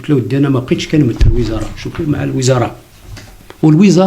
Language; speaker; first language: Arabic; native; Arabic